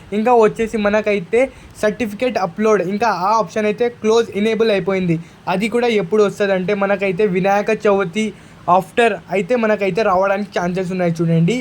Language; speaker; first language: Telugu; non-native, local second language; Urdu